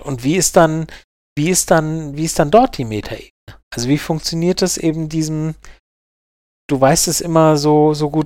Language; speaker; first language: German; native; German